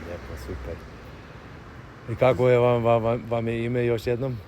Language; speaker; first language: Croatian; early bilingual, heritage; English